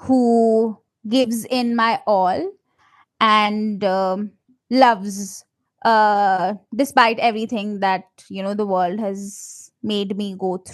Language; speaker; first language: English; non-native, local second language; Malayalam